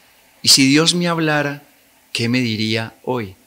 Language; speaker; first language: Spanish; native; Spanish